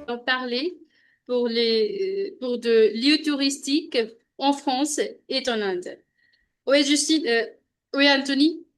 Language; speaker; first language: French; non-native, learner; Hindi